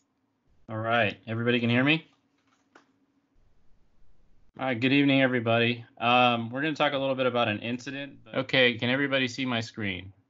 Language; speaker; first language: English; native; English